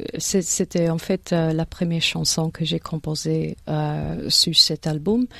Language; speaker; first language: French; non-native, fluent; English